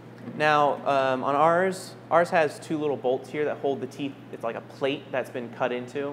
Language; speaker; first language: English; native; English